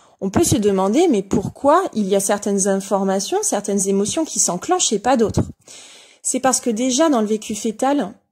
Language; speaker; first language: French; native; French